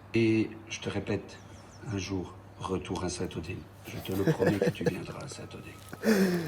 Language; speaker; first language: French; native; French